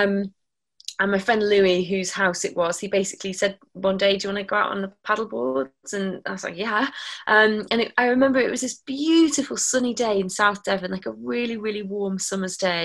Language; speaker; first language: English; native; English